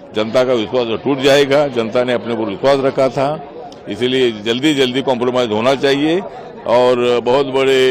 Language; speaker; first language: Hindi; non-native, local second language; Marathi